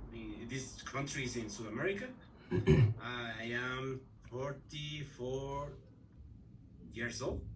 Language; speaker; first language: English; non-native, learner; Spanish